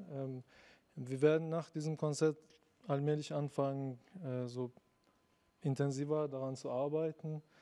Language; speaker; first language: German; non-native, fluent; Persian